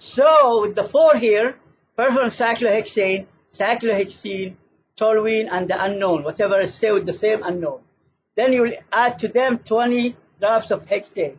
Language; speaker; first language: English; non-native, fluent; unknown